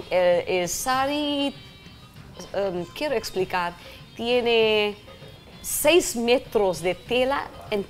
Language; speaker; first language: Spanish; non-native, fluent; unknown